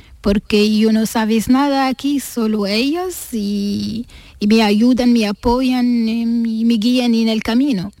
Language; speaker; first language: Spanish; non-native, learner; Arabic